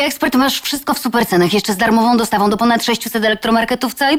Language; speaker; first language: Polish; native; Polish